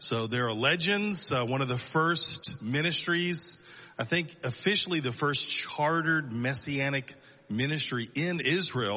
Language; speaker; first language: English; native; English